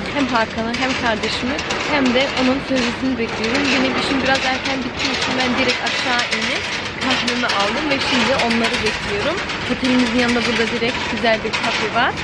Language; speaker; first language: Turkish; early bilingual, heritage; Turkish